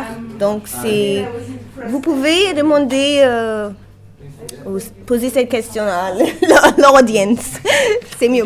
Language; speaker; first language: French; non-native, learner; English